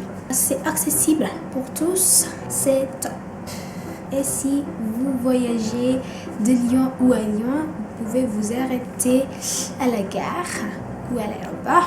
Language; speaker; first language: French; non-native, fluent; Indonesian